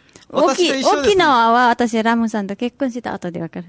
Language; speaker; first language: Japanese; non-native, learner; Nepali